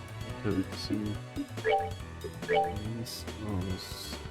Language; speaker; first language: German; native; German